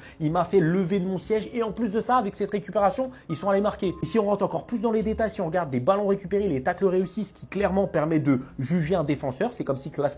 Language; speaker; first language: French; native; French